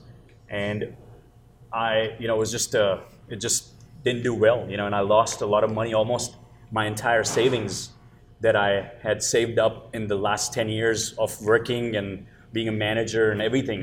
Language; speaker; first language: English; non-native, local second language; Gujarati